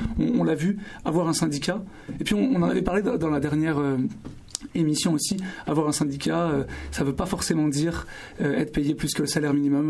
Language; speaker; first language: French; native; French